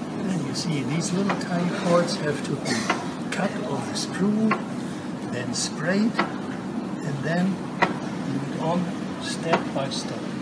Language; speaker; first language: English; non-native, fluent; German